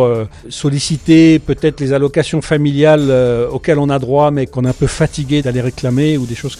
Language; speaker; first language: French; native; French